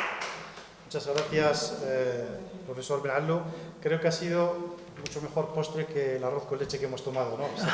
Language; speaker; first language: Spanish; native; Spanish